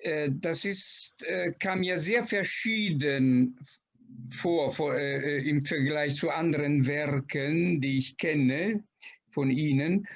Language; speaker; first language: German; non-native, fluent; Italian